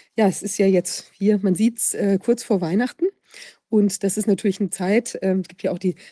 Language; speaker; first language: German; native; German